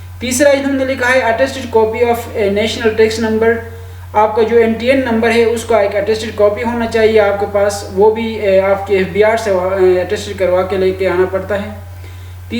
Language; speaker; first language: Urdu; non-native, local second language; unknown